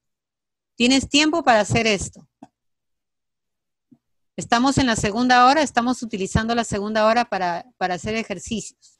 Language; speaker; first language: Spanish; native; Spanish